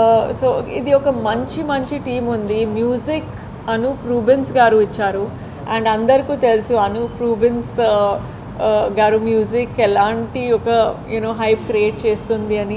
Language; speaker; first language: Telugu; non-native, fluent; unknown